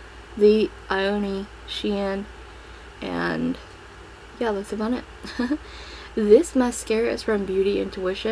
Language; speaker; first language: English; native; English